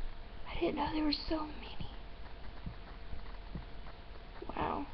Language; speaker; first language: English; native; English